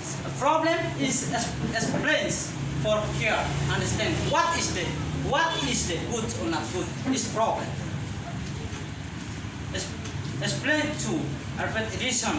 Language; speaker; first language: English; non-native, learner; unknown